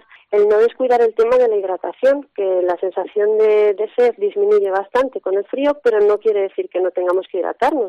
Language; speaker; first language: Spanish; native; Spanish